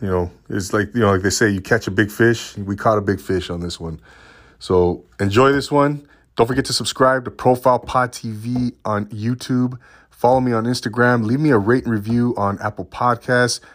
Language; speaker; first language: English; early bilingual, other home language; Spanish